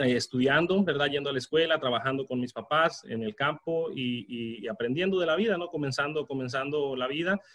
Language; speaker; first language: Spanish; native; Spanish